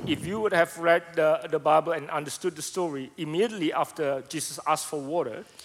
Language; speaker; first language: English; non-native, fluent; Indonesian